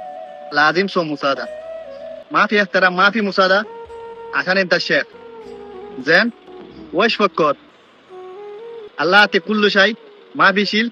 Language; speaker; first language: Arabic; non-native, learner; Bangla